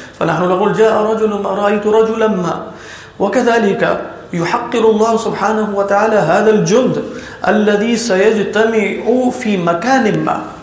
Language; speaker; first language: Urdu; native; Urdu